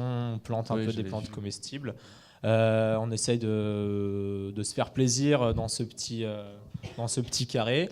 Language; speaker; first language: French; native; French